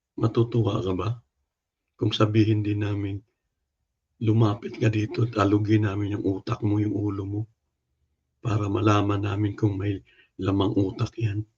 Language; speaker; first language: Filipino; non-native, local second language; Cebuano